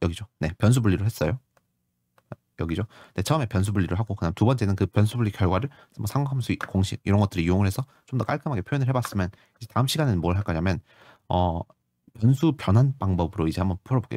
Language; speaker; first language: Korean; native; Korean